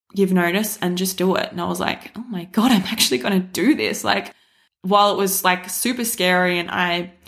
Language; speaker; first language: English; native; English